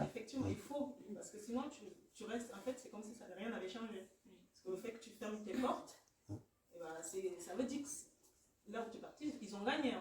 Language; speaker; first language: French; native; French